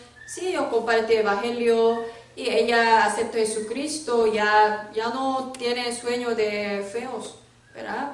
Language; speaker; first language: Spanish; non-native, learner; Korean